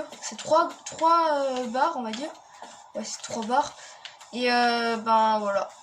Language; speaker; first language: French; native; French